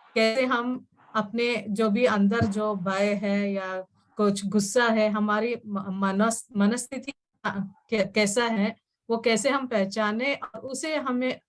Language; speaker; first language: Hindi; non-native, local second language; Telugu